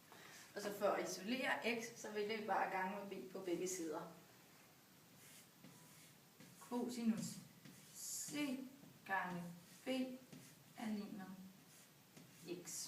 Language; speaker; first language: Danish; native; Danish